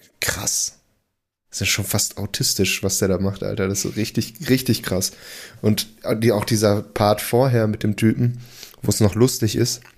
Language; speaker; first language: German; early bilingual, other home language; Portuguese